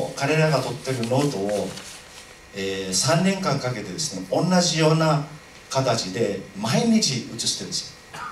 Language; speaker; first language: Japanese; non-native, fluent; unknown